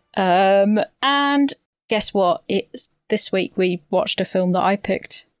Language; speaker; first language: English; native; English